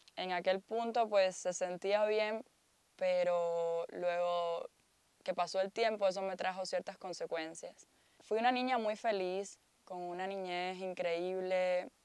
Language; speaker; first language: Spanish; native; Spanish